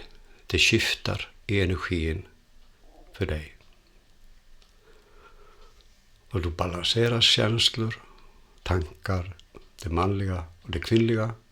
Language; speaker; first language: Swedish; non-native, fluent; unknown